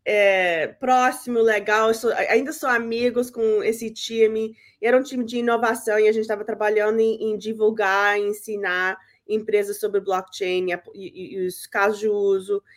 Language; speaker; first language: Portuguese; early bilingual, heritage; Portuguese